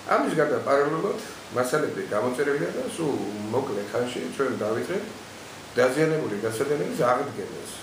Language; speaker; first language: Georgian; native; Georgian